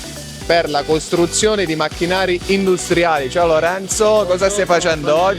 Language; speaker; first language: Italian; native; Italian